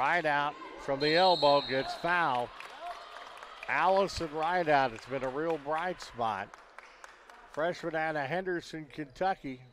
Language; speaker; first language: English; native; English